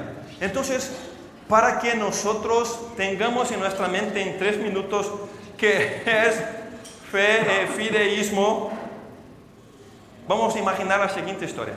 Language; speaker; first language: Spanish; non-native, fluent; Portuguese